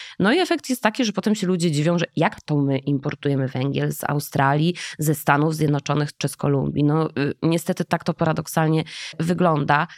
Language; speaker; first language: Polish; native; Polish